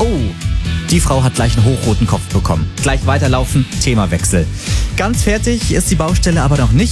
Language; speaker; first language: German; native; German